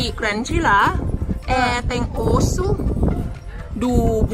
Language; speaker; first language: Portuguese; non-native, learner; Thai